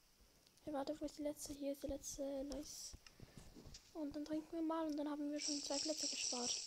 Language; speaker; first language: German; native; German